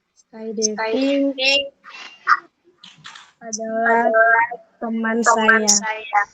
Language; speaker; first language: Indonesian; non-native, learner; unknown